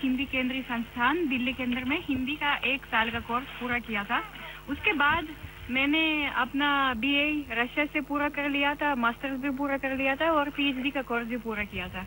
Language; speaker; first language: Hindi; non-native, fluent; Russian